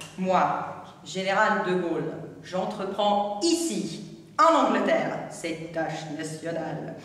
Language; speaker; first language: French; non-native, fluent; Russian